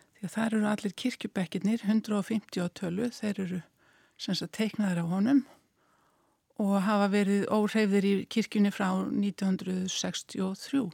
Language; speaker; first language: Icelandic; native; Icelandic